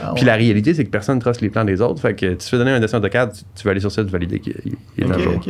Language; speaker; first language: French; native; French